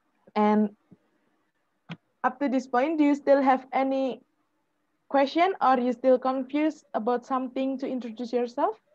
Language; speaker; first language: English; non-native, fluent; Indonesian